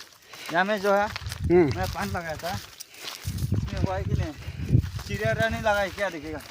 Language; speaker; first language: Hindi; non-native, local second language; Bodo